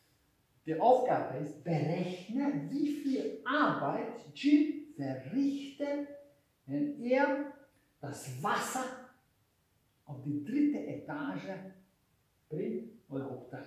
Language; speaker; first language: German; non-native, fluent; Hungarian